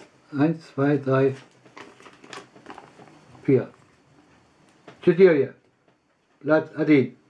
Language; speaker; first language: German; non-native, learner; Russian